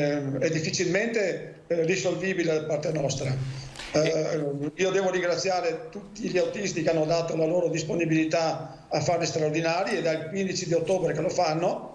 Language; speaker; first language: Italian; native; Italian